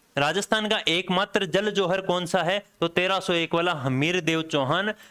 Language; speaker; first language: Hindi; native; Hindi